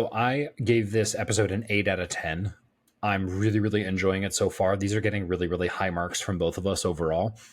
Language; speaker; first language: English; native; English